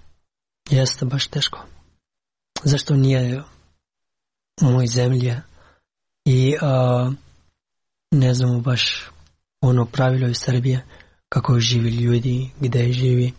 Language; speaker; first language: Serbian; non-native, learner; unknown